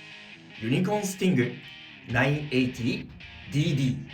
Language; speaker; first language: Japanese; native; Japanese